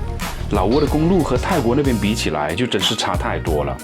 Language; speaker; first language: Chinese; native; Chinese